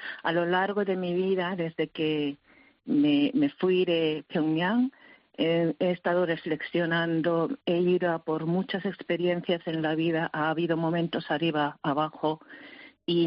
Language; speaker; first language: Spanish; early bilingual, heritage; Spanish